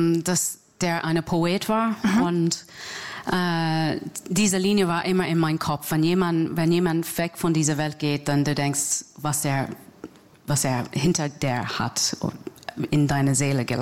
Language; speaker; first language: German; non-native, learner; English